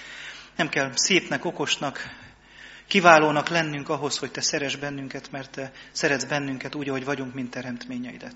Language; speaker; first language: Hungarian; native; Hungarian